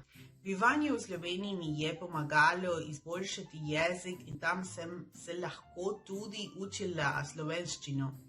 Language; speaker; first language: Slovenian; early bilingual, heritage; Spanish